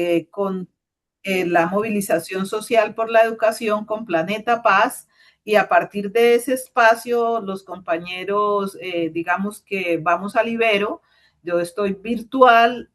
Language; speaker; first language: Spanish; native; Spanish